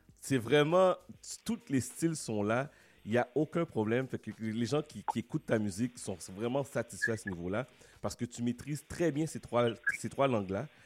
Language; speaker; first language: French; native; French